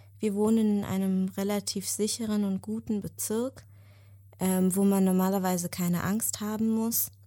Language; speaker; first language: German; early bilingual, other home language; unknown